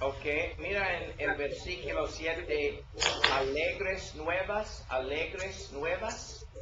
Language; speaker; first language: Spanish; non-native, learner; English